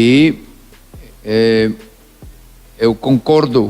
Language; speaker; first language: Portuguese; non-native, learner; Spanish